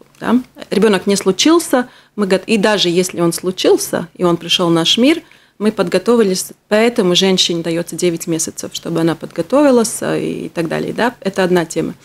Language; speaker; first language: Russian; non-native, local second language; Latvian